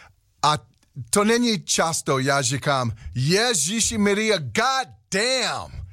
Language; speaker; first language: Czech; non-native, learner; English